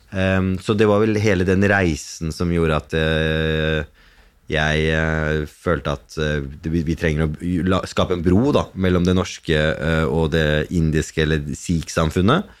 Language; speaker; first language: Norwegian; early bilingual, other home language; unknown